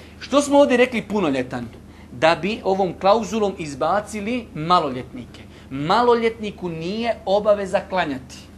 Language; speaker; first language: Bosnian; native; Bosnian